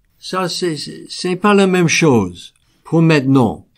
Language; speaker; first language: French; non-native, fluent; English